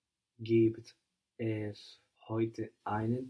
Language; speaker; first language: German; non-native, learner; English